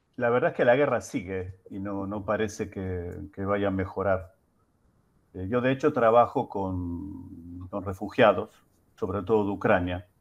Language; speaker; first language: Spanish; native; Spanish